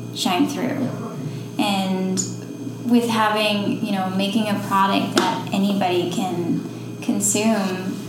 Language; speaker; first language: English; non-native, fluent; Dutch